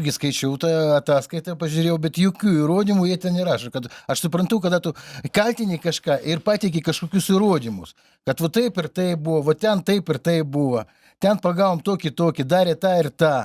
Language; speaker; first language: Lithuanian; native; Lithuanian